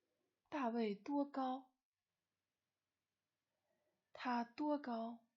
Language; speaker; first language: Chinese; non-native, fluent; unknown